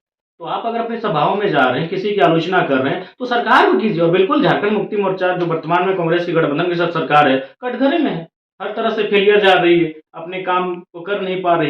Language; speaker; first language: Hindi; non-native, local second language; Magahi